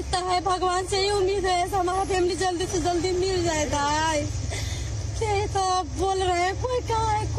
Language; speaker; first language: Hindi; non-native, learner; Nepali